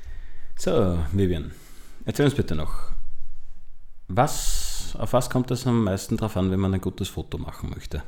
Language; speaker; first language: German; native; German